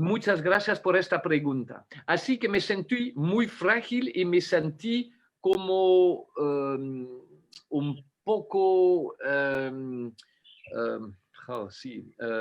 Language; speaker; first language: Spanish; non-native, fluent; French